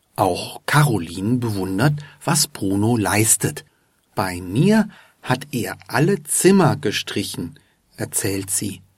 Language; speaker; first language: German; native; German